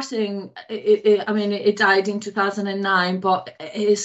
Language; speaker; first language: English; non-native, fluent; Italian